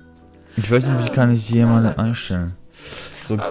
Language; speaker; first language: German; non-native, fluent; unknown